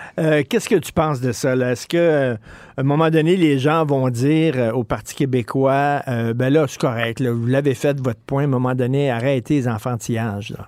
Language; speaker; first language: French; native; French